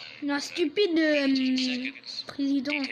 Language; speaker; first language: French; native; French